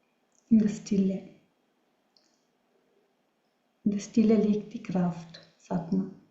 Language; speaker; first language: German; non-native, learner; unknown